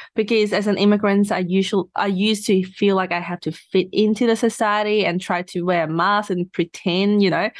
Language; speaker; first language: English; non-native, local second language; Cantonese